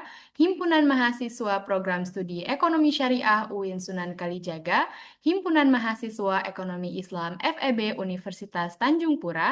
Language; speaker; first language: Indonesian; native; Indonesian